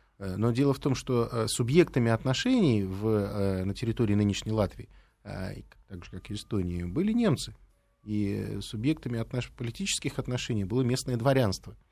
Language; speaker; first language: Russian; native; Russian